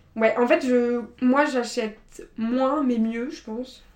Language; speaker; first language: French; native; French